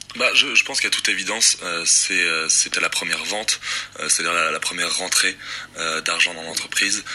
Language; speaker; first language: French; native; French